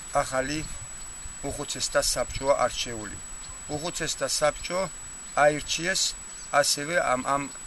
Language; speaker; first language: Georgian; non-native, local second language; Chechen